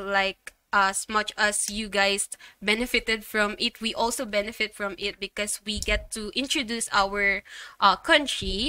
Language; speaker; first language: English; non-native, local second language; Filipino